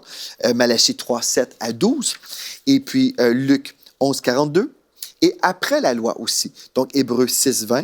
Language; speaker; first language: French; native; French